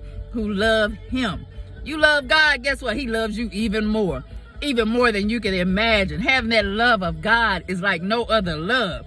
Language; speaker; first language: English; native; English